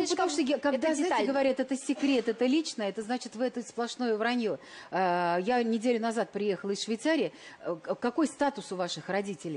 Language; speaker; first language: Russian; native; Russian